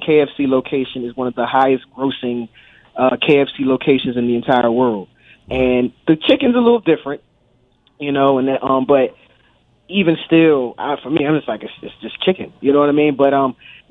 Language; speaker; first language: English; native; English